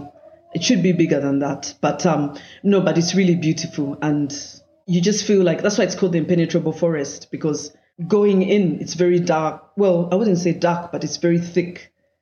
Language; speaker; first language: English; non-native, local second language; Ganda